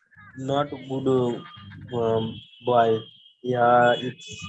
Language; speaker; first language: English; non-native, learner; Hindi